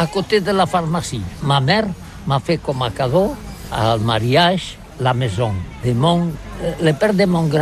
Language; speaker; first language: French; non-native, learner; Catalan